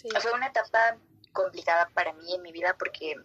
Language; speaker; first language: Spanish; native; Spanish